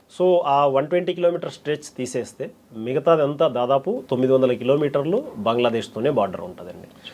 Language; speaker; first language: Telugu; native; Telugu